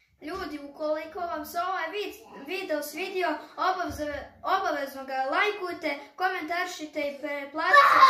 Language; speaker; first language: Croatian; native; Croatian